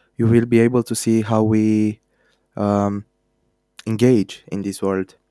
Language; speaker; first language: English; non-native, fluent; Romanian